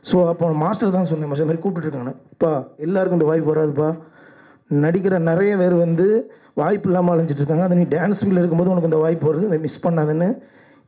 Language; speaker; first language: Tamil; native; Tamil